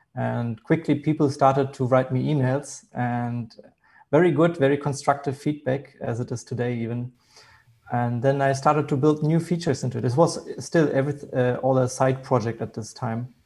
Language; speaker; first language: English; non-native, fluent; German